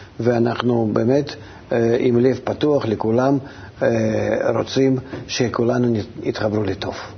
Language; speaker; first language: Hebrew; non-native, fluent; Russian